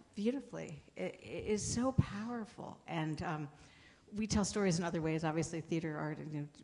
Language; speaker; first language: English; native; English